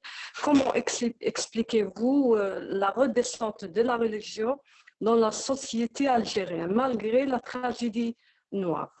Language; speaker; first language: French; non-native, local second language; Arabic